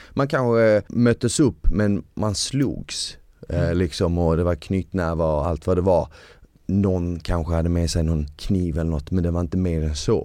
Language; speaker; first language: Swedish; early bilingual, other home language; Bosnian